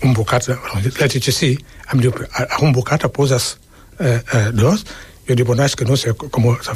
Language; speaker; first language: Catalan; non-native, fluent; Wolof